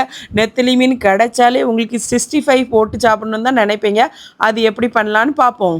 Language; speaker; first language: Tamil; native; Tamil